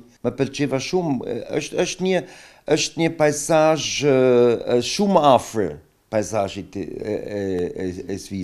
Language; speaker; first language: Albanian; non-native, learner; German